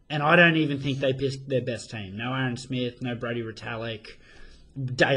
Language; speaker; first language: English; native; English